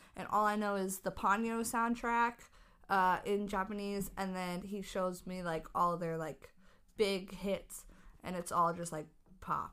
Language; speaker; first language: English; native; English